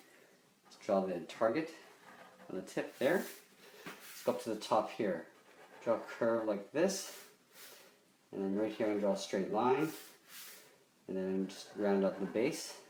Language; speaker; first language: English; native; English